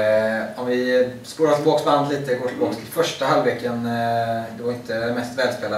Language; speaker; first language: Swedish; native; Swedish